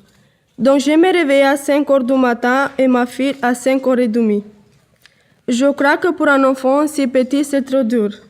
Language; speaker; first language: French; non-native, learner; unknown